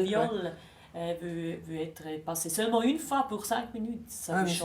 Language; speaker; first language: French; non-native, local second language; German